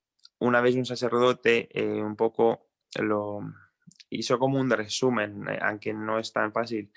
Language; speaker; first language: Spanish; non-native, fluent; Croatian